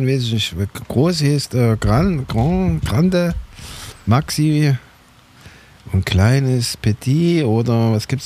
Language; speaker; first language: German; native; German